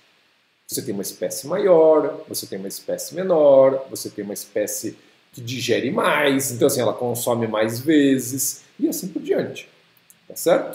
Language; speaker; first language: Portuguese; native; Portuguese